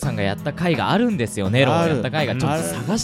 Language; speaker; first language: Japanese; native; Japanese